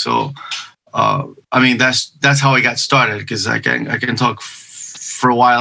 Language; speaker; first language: English; non-native, fluent; Spanish